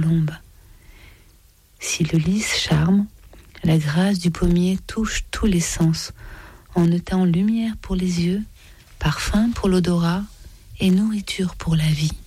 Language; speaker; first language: French; native; French